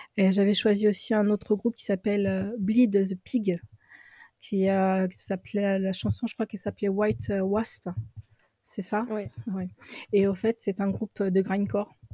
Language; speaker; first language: French; early bilingual, other home language; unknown